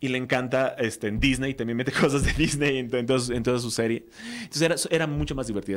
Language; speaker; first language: Spanish; native; Spanish